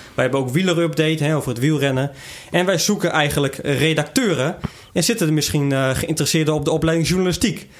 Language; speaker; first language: Dutch; native; Dutch